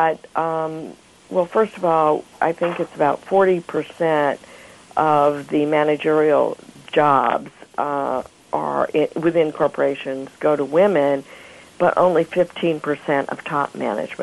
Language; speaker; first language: English; native; English